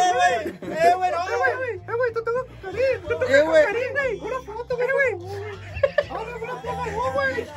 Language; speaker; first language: Spanish; native; Spanish